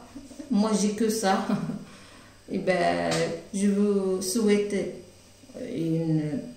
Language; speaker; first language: French; non-native, local second language; Arabic